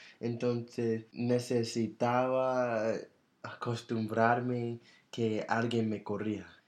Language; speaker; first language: Spanish; non-native, fluent; English